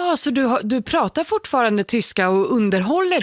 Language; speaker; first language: Swedish; native; Swedish